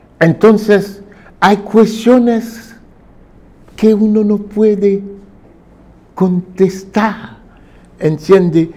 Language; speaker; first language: Spanish; non-native, fluent; Haitian Creole